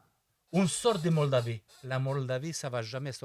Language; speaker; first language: French; non-native, fluent; Romanian